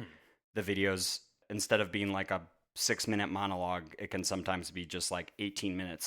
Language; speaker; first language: English; native; English